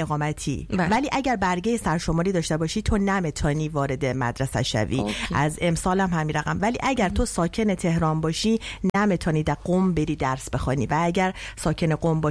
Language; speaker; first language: French; non-native, learner; Persian